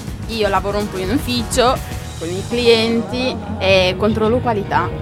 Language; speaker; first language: Italian; non-native, fluent; Romanian